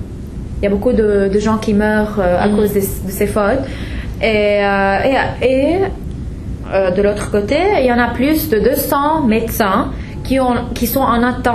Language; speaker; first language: French; non-native, fluent; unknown